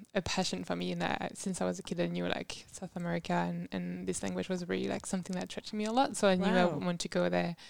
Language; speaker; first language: English; non-native, fluent; French